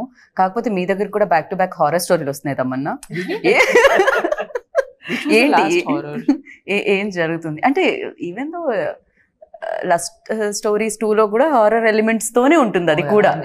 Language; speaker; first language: Telugu; native; Telugu